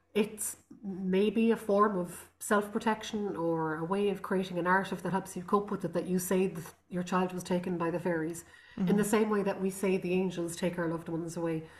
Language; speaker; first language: English; non-native, local second language; Irish